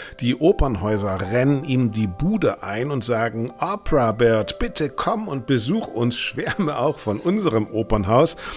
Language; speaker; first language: German; native; German